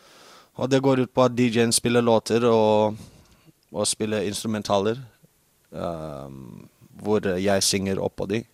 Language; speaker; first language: Norwegian; non-native, fluent; English